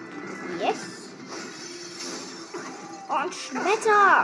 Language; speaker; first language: German; native; German